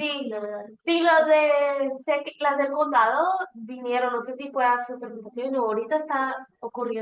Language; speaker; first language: Spanish; early bilingual, other home language; English